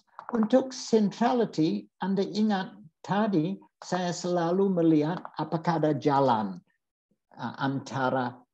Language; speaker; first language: Indonesian; non-native, fluent; English